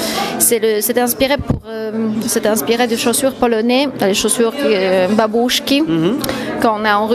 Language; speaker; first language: French; non-native, fluent; Polish